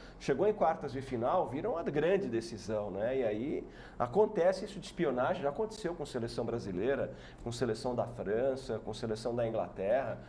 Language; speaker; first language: Portuguese; native; Portuguese